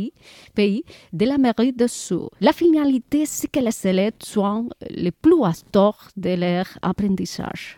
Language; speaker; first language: French; non-native, learner; Spanish